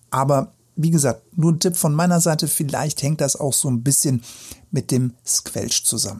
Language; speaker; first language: German; native; German